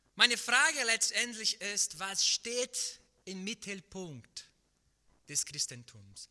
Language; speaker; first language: German; non-native, fluent; Portuguese